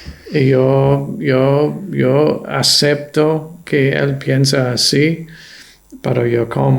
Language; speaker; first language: Spanish; non-native, fluent; English